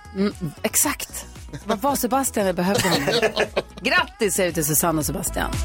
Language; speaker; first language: Swedish; native; Swedish